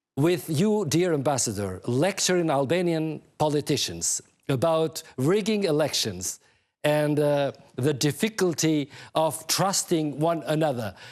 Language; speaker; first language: English; non-native, fluent; Albanian